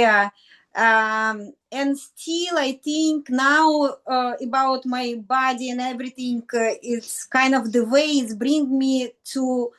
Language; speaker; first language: English; non-native, learner; Russian